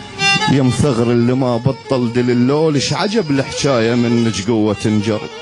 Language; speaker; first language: Arabic; native; Arabic